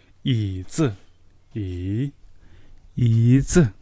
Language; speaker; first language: Chinese; non-native, learner; Mongolian